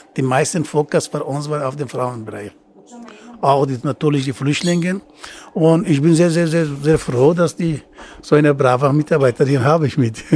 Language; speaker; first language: German; non-native, learner; Persian